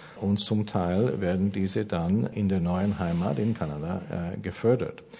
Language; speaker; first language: German; early bilingual, heritage; German